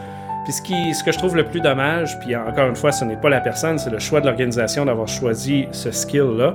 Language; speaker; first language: French; native; French